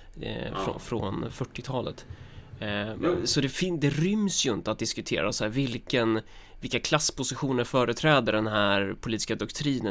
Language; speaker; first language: Swedish; native; Swedish